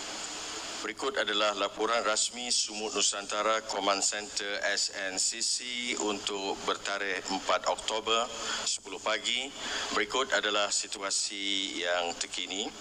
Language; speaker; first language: Malay; native; Malay